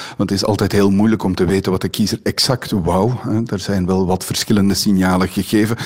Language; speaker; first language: Dutch; native; Dutch